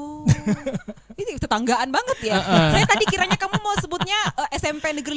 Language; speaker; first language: Indonesian; native; Indonesian